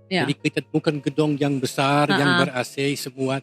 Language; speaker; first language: Indonesian; non-native, fluent; Dutch